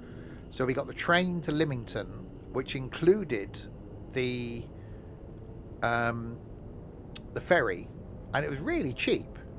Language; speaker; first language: English; native; English